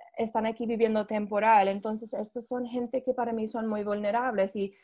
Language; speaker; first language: Spanish; non-native, fluent; English